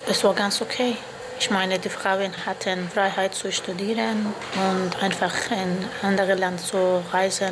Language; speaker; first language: German; non-native, fluent; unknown